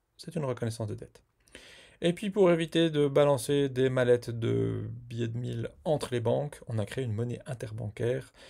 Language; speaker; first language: French; native; French